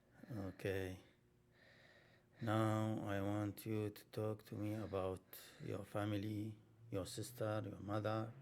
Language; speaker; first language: English; non-native, learner; Arabic